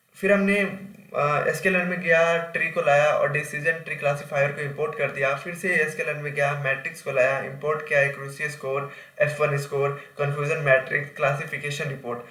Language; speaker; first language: Hindi; native; Hindi